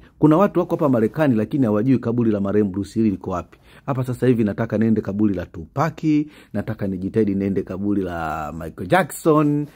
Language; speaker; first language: Swahili; native; Swahili